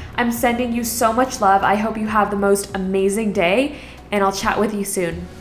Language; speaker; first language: English; early bilingual, other home language; Korean